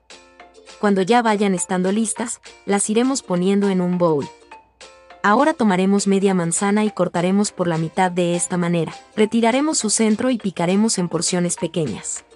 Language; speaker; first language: Spanish; native; Spanish